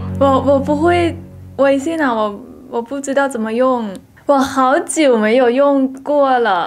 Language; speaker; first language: Chinese; non-native, fluent; Thai